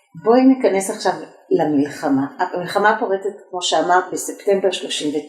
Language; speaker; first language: Hebrew; native; Hebrew